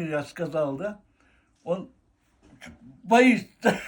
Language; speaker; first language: Russian; non-native, local second language; Uzbek